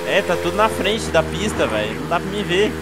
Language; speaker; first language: Portuguese; native; Portuguese